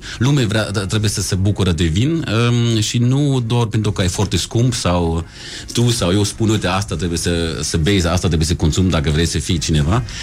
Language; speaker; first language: Romanian; non-native, fluent; German